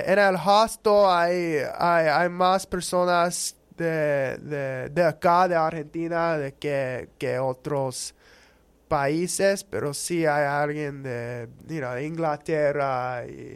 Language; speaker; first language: Spanish; non-native, fluent; English